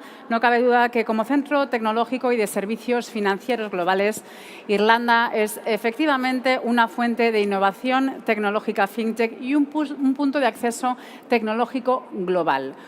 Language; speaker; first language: Spanish; native; Spanish